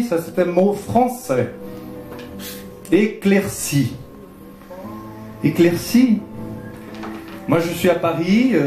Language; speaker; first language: French; non-native, fluent; Portuguese